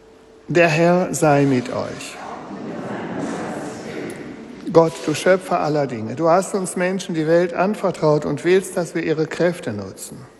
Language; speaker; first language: German; native; German